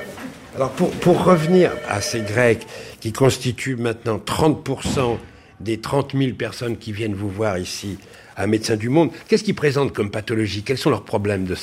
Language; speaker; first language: French; native; French